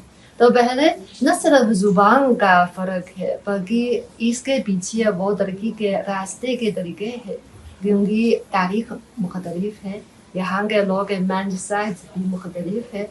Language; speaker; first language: Hindi; non-native, fluent; Chinese